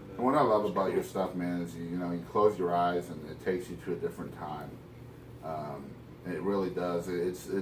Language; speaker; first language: English; native; English